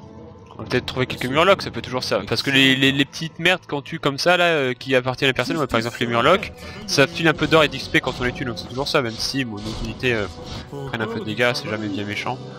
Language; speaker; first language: French; native; French